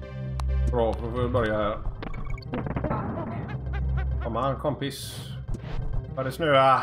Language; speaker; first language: Swedish; native; Swedish